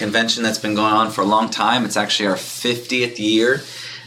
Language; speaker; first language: English; native; English